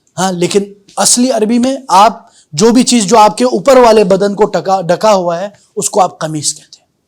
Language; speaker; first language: Urdu; native; Urdu